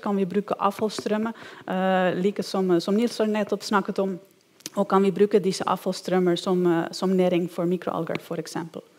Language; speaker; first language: Norwegian; non-native, fluent; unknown